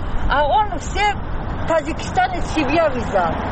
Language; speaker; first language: Russian; non-native, learner; Tajik